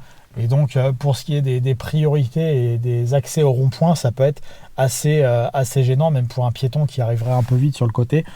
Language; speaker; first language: French; native; French